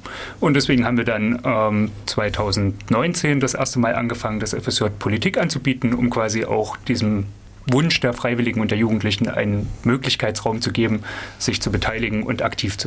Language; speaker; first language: German; native; German